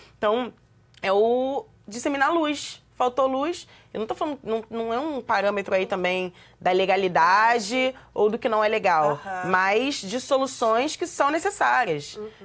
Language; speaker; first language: Portuguese; native; Portuguese